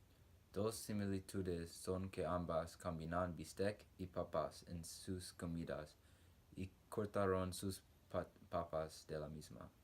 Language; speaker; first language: Spanish; non-native, learner; English